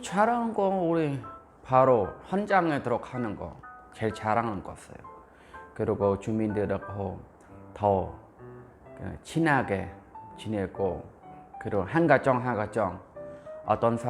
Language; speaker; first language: Korean; non-native, fluent; Khmer